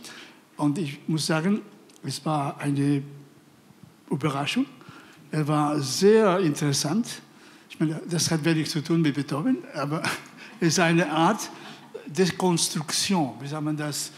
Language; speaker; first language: German; non-native, fluent; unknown